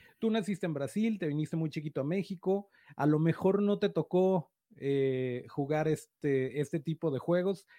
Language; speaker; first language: Spanish; native; Spanish